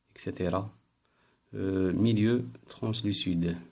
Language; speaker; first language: French; non-native, local second language; Arabic